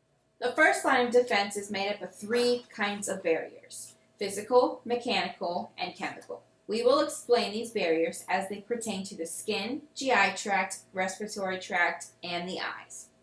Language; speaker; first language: English; native; English